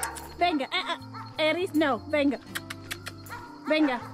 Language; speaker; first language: Spanish; non-native, learner; English